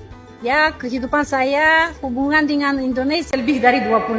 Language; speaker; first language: Indonesian; non-native, fluent; Russian